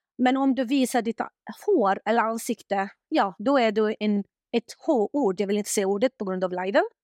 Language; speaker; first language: Swedish; non-native, fluent; Arabic